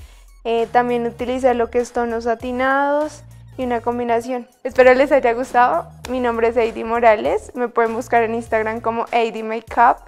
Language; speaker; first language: Spanish; native; Spanish